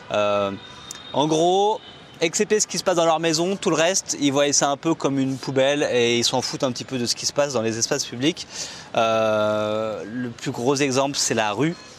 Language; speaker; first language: French; native; French